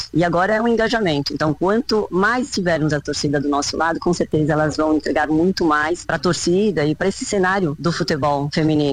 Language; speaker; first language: Portuguese; native; Portuguese